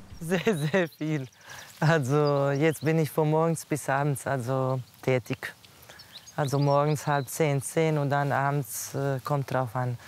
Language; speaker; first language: German; non-native, fluent; Croatian